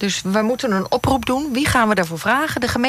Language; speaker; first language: Dutch; native; Dutch